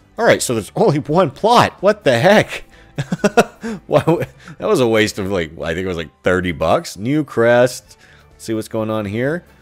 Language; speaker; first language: English; native; English